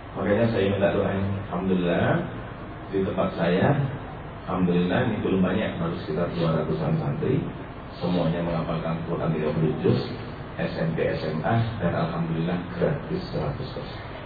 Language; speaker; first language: Indonesian; non-native, local second language; Javanese